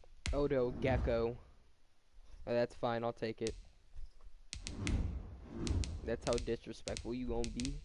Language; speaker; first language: English; native; English